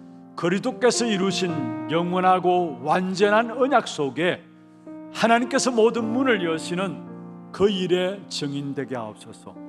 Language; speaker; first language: Korean; native; Korean